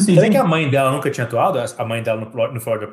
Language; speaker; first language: Portuguese; native; Portuguese